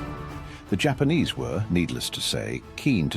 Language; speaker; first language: English; native; English